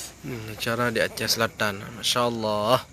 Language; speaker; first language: Indonesian; non-native, local second language; Achinese